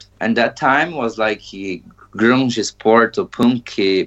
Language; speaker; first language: English; non-native, learner; Portuguese